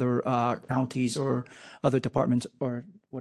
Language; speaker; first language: English; non-native, fluent; French